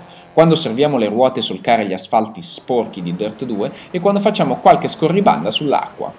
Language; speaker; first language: Italian; native; Italian